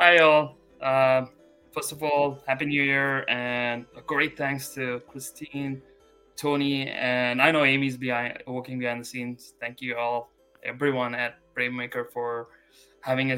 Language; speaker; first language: English; non-native, local second language; Malayalam